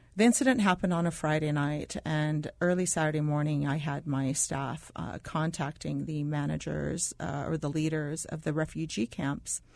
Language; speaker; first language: English; non-native, fluent; Arabic